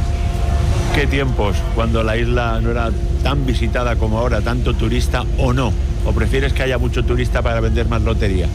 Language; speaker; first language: Spanish; native; Spanish